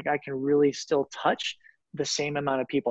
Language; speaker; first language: English; native; English